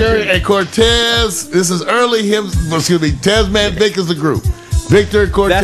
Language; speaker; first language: English; native; English